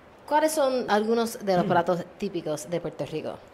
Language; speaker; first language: Spanish; non-native, fluent; English